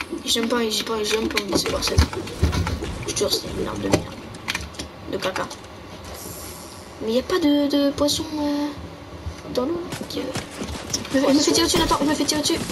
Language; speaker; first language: French; native; French